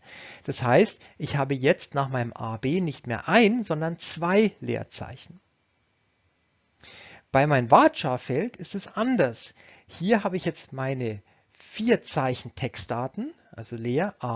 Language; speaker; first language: German; native; German